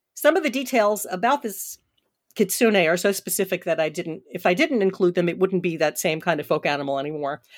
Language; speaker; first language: English; native; English